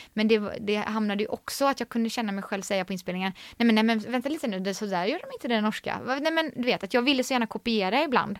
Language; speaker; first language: Swedish; native; Swedish